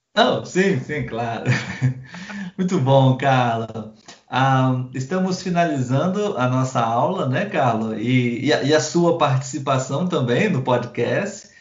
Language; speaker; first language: Portuguese; native; Portuguese